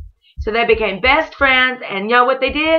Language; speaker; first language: English; native; English